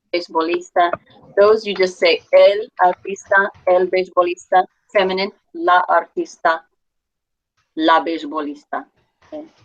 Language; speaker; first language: Spanish; non-native, fluent; English